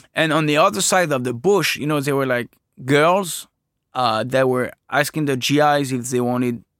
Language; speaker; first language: English; non-native, fluent; French